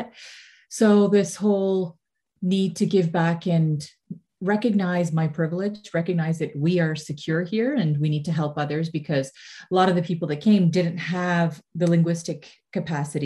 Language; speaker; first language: English; native; English